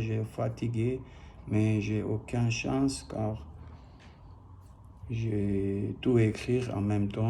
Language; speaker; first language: French; non-native, learner; Armenian